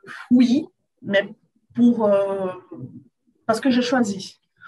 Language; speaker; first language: French; non-native, fluent; Portuguese